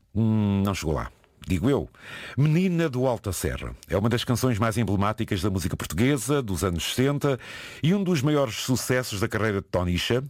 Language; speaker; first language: Portuguese; native; Portuguese